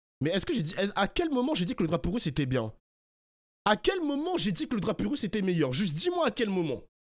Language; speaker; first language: French; early bilingual, other home language; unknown